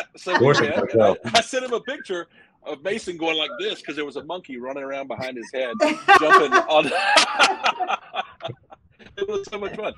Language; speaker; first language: English; native; English